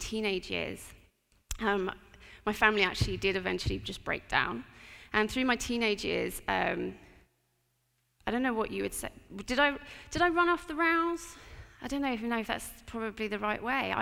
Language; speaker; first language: English; native; English